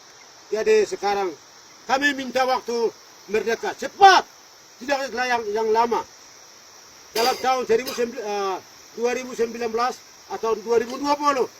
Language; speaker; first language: Indonesian; non-native, local second language; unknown